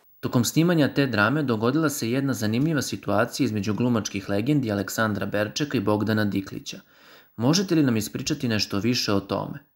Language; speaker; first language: Serbian; native; Serbian